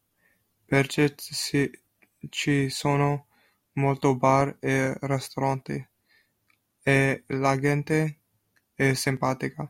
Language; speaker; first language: Italian; non-native, learner; English